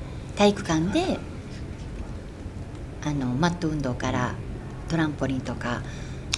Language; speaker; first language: Japanese; native; Japanese